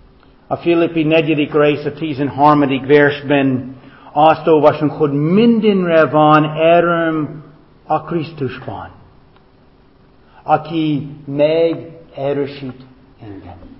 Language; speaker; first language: Hungarian; non-native, fluent; English